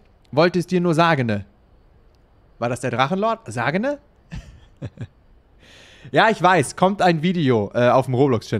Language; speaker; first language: German; native; German